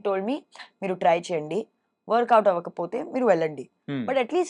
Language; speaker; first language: Telugu; non-native, learner; Hindi